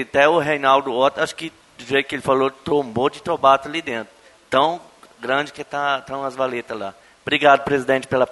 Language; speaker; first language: Portuguese; native; Portuguese